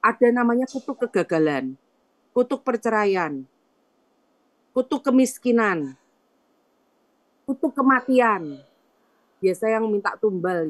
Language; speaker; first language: Indonesian; native; Indonesian